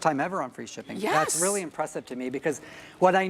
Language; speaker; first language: English; native; English